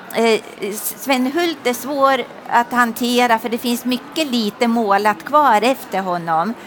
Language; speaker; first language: Swedish; native; Swedish